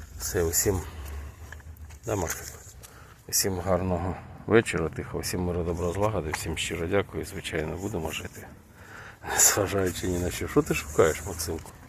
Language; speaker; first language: Ukrainian; native; Ukrainian